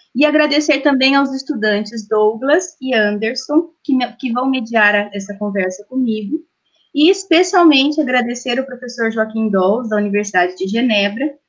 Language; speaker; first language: Portuguese; native; Portuguese